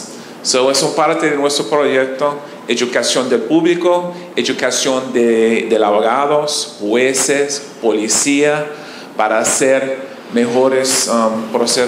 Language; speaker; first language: Spanish; non-native, learner; English